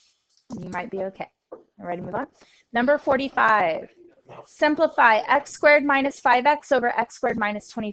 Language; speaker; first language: English; native; English